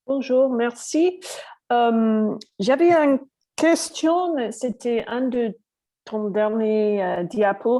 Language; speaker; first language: French; non-native, learner; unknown